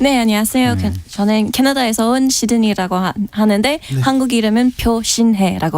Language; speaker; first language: Korean; non-native, fluent; English